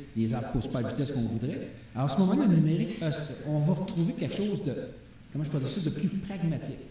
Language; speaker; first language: French; native; French